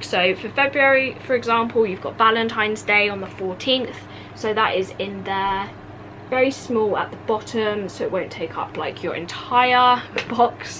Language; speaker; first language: English; native; English